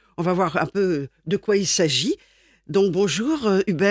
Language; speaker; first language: French; native; French